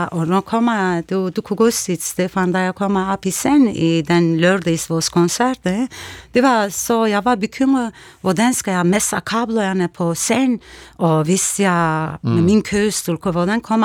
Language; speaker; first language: Danish; non-native, learner; Kurdish